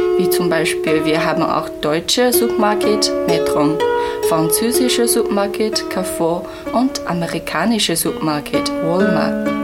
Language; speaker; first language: German; non-native, learner; Chinese